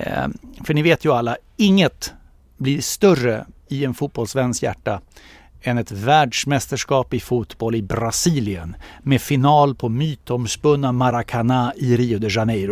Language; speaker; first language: Swedish; native; Swedish